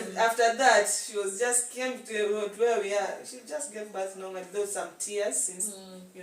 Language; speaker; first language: English; non-native, local second language; Swahili